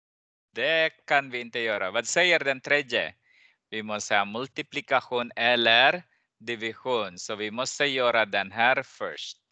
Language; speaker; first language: Swedish; non-native, fluent; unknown